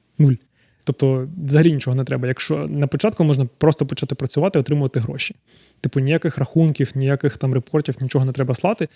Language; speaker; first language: Ukrainian; native; Ukrainian